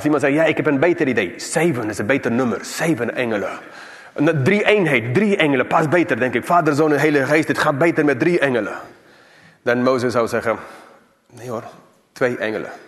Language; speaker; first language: Dutch; non-native, fluent; English